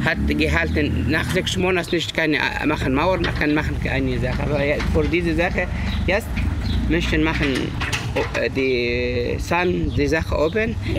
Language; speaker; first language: German; non-native, learner; Arabic